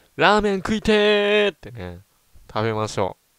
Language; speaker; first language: Japanese; native; Japanese